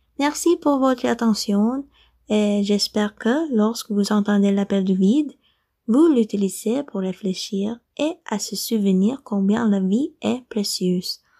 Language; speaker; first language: French; non-native, fluent; Filipino